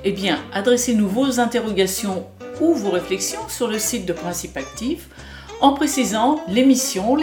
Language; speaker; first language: French; native; French